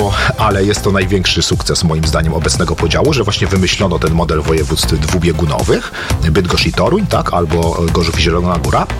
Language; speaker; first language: Polish; native; Polish